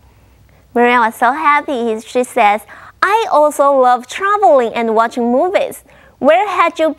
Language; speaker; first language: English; non-native, fluent; Chinese